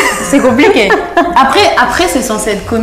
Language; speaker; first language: French; native; French